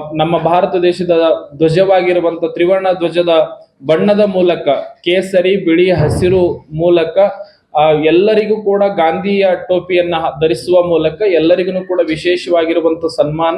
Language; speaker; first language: Kannada; native; Kannada